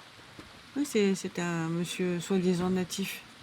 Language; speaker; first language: French; native; French